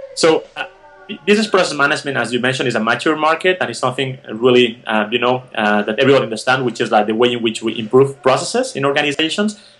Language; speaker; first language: English; non-native, fluent; Spanish